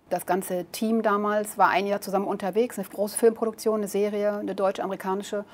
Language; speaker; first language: German; native; German